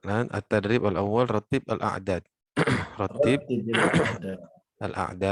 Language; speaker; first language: Arabic; non-native, fluent; Indonesian